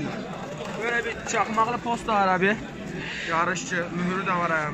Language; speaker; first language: Turkish; native; Turkish